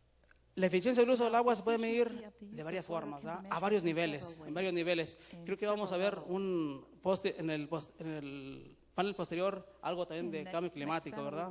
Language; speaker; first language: Spanish; native; Spanish